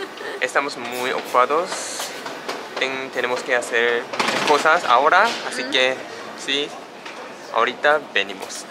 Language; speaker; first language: Spanish; non-native, learner; Japanese